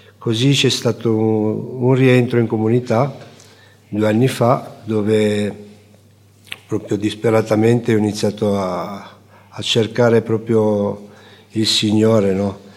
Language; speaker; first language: Italian; native; Italian